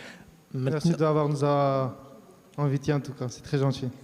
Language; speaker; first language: French; early bilingual, other home language; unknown